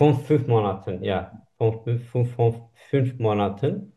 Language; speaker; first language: German; non-native, learner; Turkish